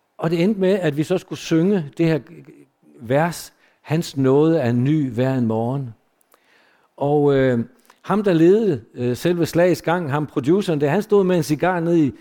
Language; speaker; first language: Danish; early bilingual, other home language; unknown